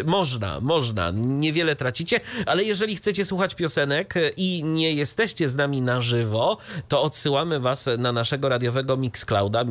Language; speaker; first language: Polish; native; Polish